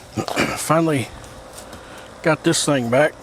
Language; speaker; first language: English; native; English